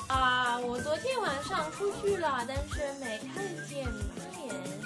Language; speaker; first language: Chinese; non-native, fluent; English